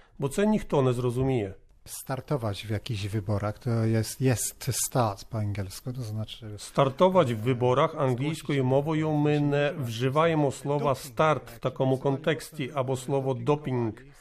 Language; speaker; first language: Polish; non-native, learner; Ukrainian